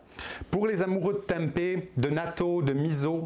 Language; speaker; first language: French; native; French